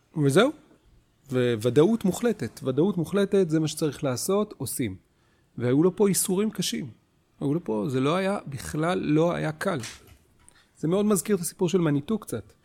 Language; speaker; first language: Hebrew; native; Hebrew